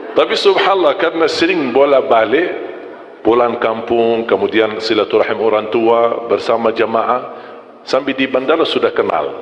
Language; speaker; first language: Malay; non-native, fluent; Arabic